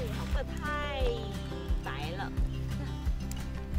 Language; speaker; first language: Chinese; native; Chinese